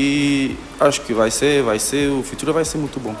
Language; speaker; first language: Portuguese; non-native, learner; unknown